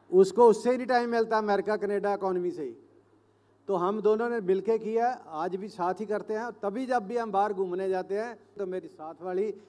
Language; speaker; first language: Hindi; native; Hindi